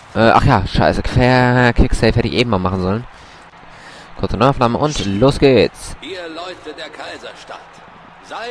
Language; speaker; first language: German; native; German